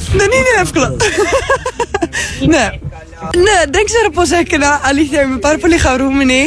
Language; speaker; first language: Greek; non-native, learner; Dutch